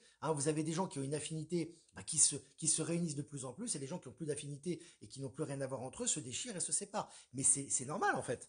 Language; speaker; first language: French; native; French